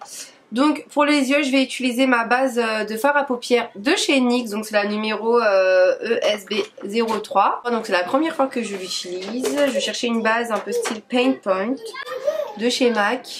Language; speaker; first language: French; native; French